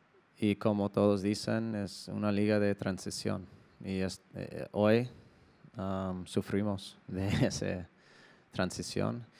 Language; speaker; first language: Spanish; non-native, learner; English